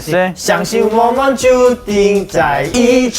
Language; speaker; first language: Chinese; non-native, learner; Korean